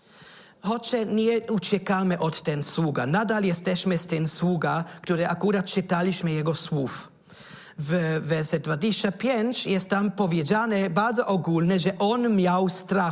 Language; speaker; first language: Polish; non-native, learner; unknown